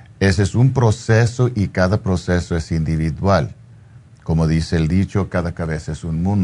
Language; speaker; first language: Spanish; non-native, fluent; English